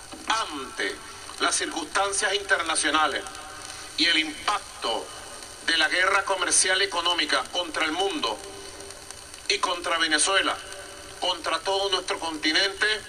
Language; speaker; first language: Spanish; native; Spanish